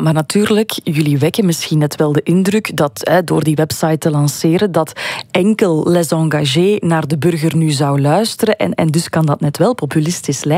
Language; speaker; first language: Dutch; native; Dutch